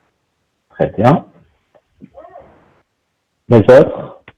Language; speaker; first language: French; non-native, local second language; Arabic